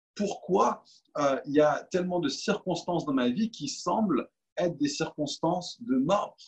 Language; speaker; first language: French; native; French